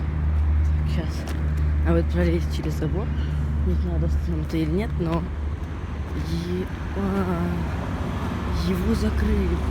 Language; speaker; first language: Russian; native; Russian